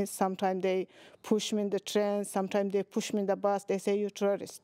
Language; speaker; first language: English; non-native, learner; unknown